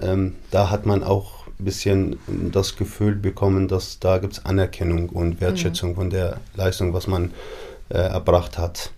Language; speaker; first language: German; non-native, fluent; Arabic